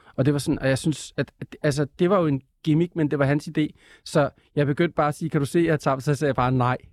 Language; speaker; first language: Danish; native; Danish